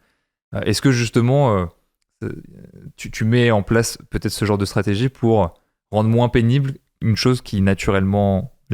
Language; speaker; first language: French; native; French